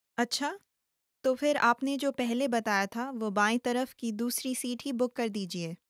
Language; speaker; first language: Hindi; native; Hindi